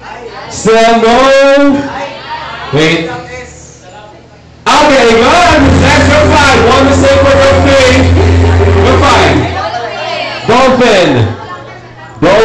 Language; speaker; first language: English; non-native, local second language; Filipino